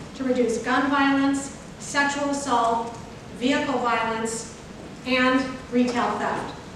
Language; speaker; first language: English; native; English